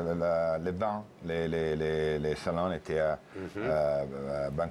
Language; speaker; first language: French; non-native, learner; Italian